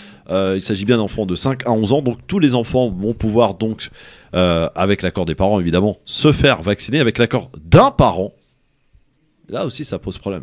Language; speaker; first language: French; native; French